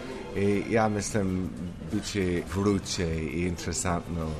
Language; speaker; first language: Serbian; non-native, learner; English